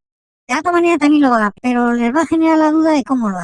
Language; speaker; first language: Spanish; native; Spanish